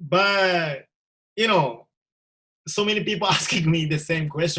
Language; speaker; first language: English; non-native, learner; Japanese